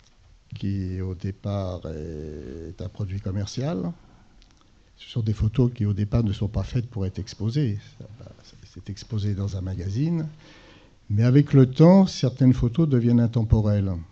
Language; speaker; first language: French; native; French